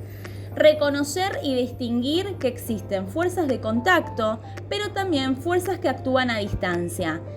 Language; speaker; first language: Spanish; native; Spanish